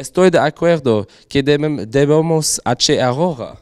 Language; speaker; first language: Spanish; non-native, learner; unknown